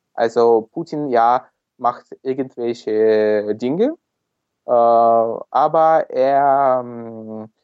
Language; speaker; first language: German; non-native, fluent; Ukrainian